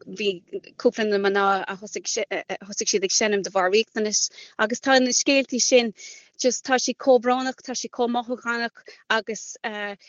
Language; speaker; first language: Irish; non-native, local second language; English